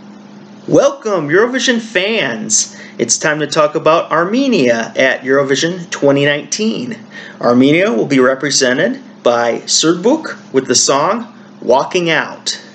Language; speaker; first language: English; native; English